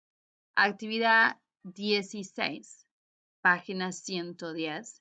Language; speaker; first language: Spanish; non-native, fluent; English